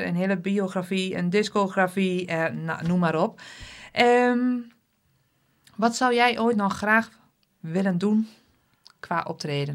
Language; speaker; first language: Dutch; native; Dutch